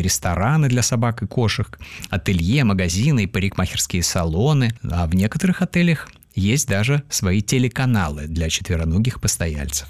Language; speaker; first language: Russian; native; Russian